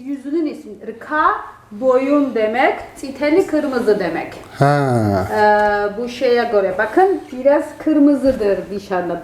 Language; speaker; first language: Turkish; non-native, fluent; Georgian